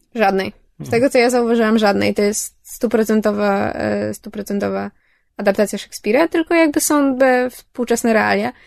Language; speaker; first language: Polish; early bilingual, heritage; English